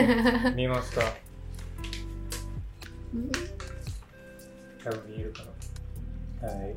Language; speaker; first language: Japanese; non-native, learner; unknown